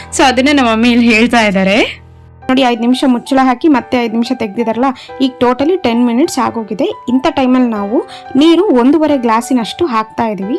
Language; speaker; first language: Kannada; non-native, local second language; Telugu